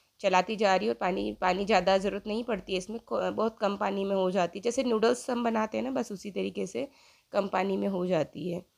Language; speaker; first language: Hindi; native; Hindi